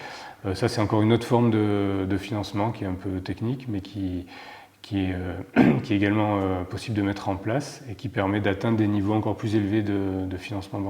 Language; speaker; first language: French; native; French